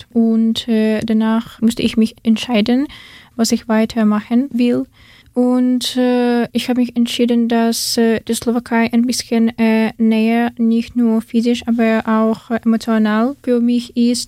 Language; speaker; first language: German; non-native, learner; Ukrainian